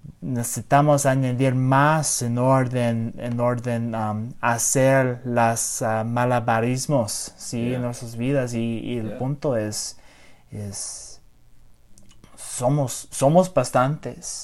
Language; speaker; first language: Spanish; non-native, learner; English